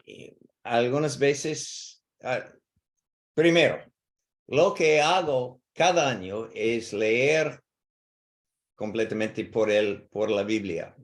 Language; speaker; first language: Spanish; non-native, learner; English